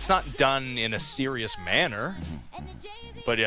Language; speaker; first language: English; native; English